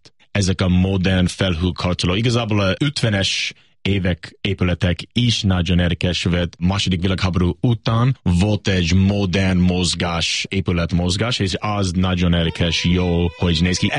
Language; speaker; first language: Hungarian; non-native, learner; English